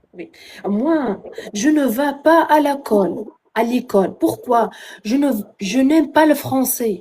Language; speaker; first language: French; non-native, learner; Arabic